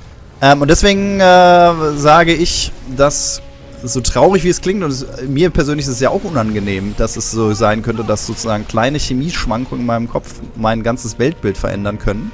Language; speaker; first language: German; native; German